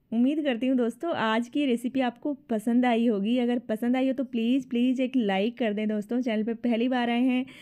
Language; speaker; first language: Hindi; native; Hindi